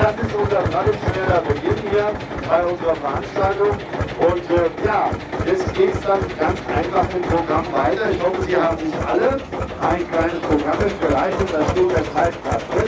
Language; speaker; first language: German; native; German